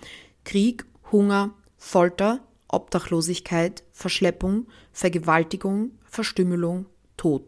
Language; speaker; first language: German; native; German